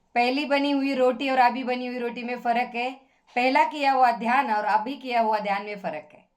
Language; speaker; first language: Hindi; non-native, local second language; Marathi